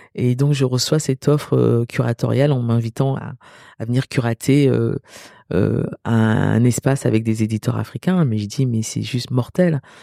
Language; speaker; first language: French; early bilingual, other home language; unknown